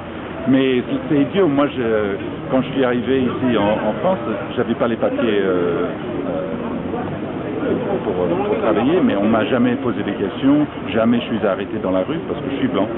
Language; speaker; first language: French; non-native, fluent; English